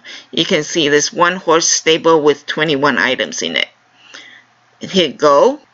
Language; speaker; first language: English; non-native, fluent; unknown